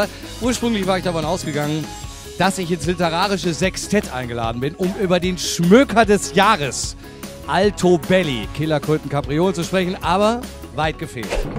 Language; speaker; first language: German; native; German